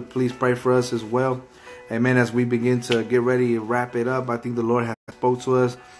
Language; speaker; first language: English; early bilingual, other home language; Spanish